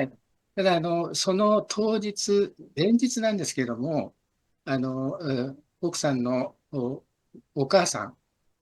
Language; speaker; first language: Japanese; native; Japanese